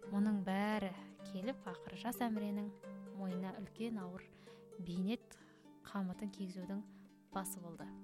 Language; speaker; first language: Kazakh; native; Kazakh